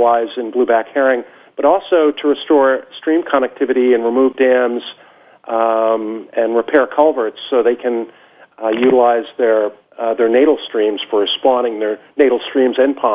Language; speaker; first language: English; native; English